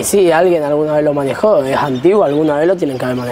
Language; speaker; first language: Spanish; native; Spanish